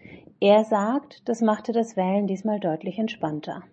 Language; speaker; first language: German; native; German